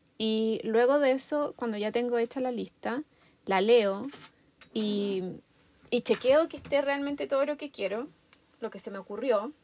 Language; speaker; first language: Spanish; native; Spanish